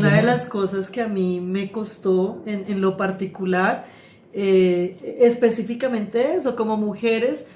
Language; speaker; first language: Spanish; native; Spanish